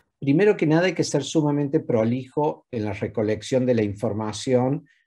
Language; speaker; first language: Spanish; native; Spanish